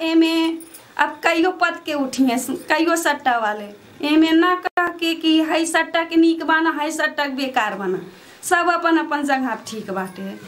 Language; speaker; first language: Bhojpuri; native; Bhojpuri